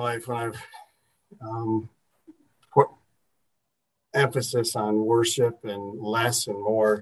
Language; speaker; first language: English; native; English